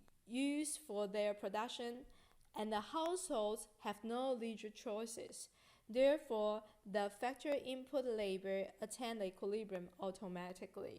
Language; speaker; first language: English; non-native, fluent; Chinese